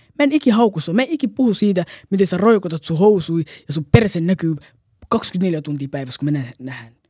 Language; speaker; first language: Finnish; early bilingual, other home language; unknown